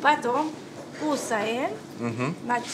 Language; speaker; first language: Russian; non-native, fluent; Georgian